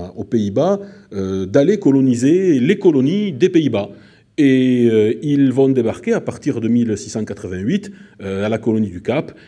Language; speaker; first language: French; native; French